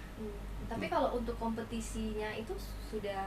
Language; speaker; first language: Indonesian; native; Indonesian